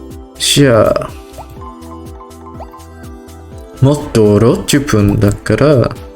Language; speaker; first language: Japanese; non-native, learner; English